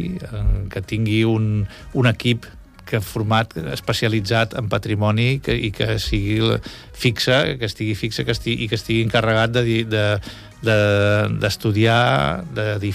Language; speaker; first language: Catalan; native; Catalan